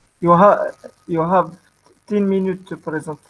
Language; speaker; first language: English; non-native, learner; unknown